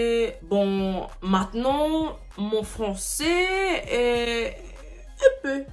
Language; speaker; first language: French; non-native, learner; English